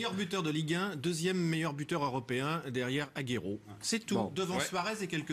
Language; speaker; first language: French; native; French